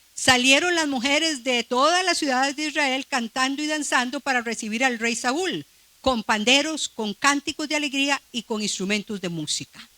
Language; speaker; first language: Spanish; native; Spanish